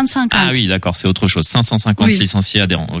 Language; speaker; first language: French; native; French